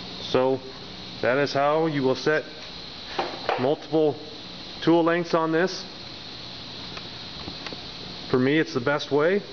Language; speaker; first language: English; native; English